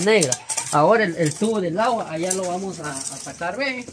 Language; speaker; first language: Spanish; native; Spanish